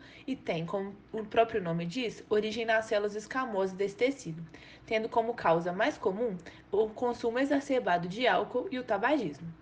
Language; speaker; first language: Portuguese; native; Portuguese